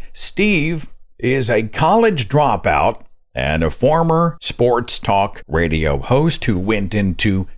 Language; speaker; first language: English; native; English